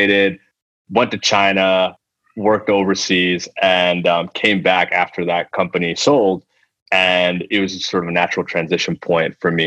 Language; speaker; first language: English; early bilingual, other home language; Telugu